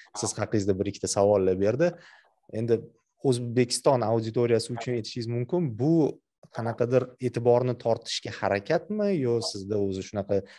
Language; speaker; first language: Uzbek; native; Uzbek